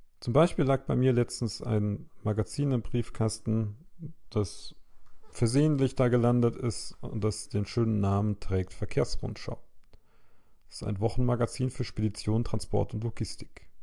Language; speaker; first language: German; native; German